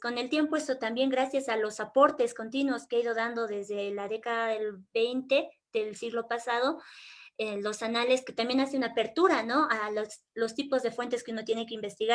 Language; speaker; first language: Spanish; native; Spanish